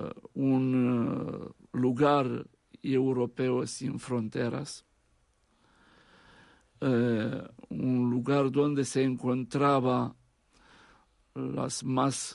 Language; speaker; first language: Spanish; non-native, fluent; Romanian